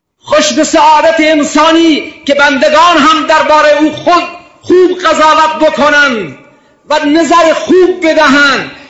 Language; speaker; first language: Persian; non-native, local second language; Baluchi